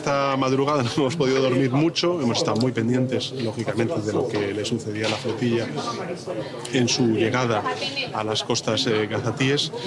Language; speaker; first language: Spanish; native; Spanish